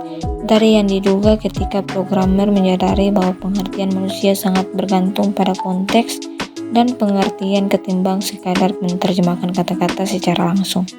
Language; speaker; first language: Indonesian; native; Indonesian